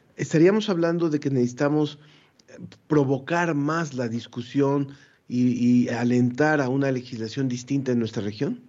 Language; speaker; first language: Spanish; native; Spanish